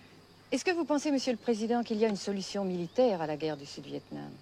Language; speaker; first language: French; native; French